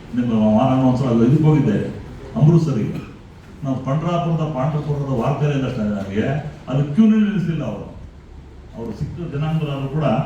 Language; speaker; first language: Kannada; non-native, local second language; Marathi